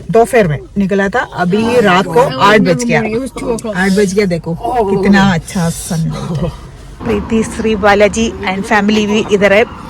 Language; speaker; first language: Hindi; non-native, local second language; Malayalam